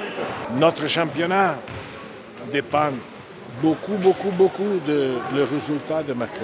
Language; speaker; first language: French; non-native, learner; Italian